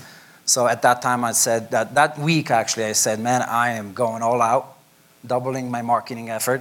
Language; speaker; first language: English; non-native, fluent; Polish